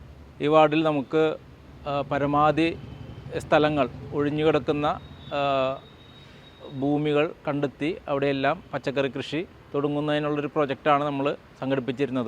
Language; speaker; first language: Malayalam; native; Malayalam